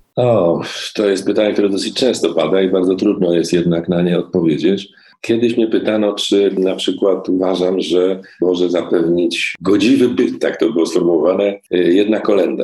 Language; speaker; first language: Polish; native; Polish